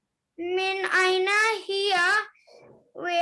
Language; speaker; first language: Arabic; non-native, learner; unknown